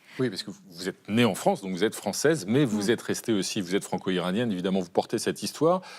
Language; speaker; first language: French; native; French